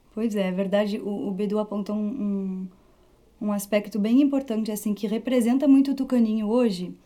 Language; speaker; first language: Portuguese; early bilingual, heritage; Portuguese